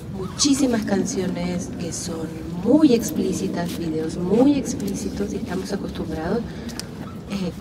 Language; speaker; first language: Spanish; native; Spanish